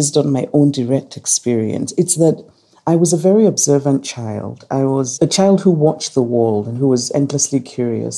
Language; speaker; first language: English; non-native, local second language; Igbo